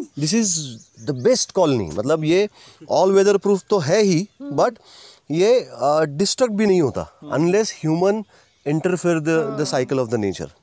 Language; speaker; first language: Hindi; non-native, local second language; Marathi